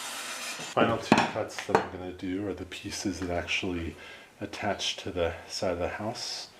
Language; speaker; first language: English; native; English